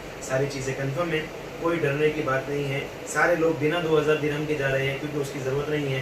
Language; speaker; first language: Hindi; native; Hindi